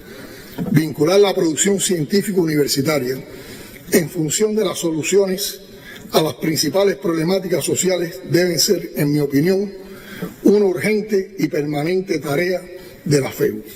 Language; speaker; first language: Spanish; native; Spanish